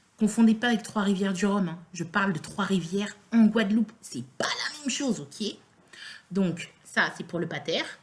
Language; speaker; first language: French; native; French